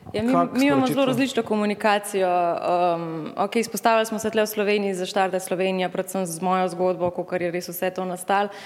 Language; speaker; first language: Slovenian; native; Slovenian